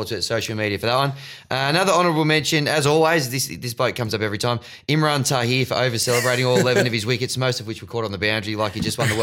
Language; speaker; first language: English; native; English